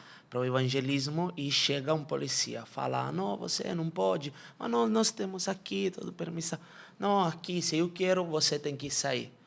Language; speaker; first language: Portuguese; non-native, fluent; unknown